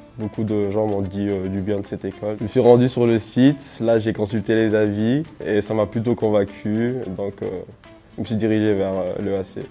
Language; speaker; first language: French; non-native, local second language; Somali